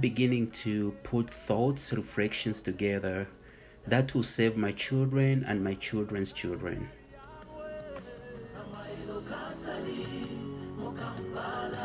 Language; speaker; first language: English; non-native, local second language; Bemba